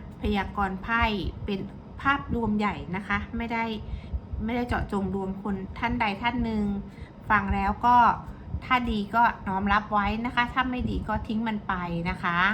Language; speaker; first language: Thai; native; Thai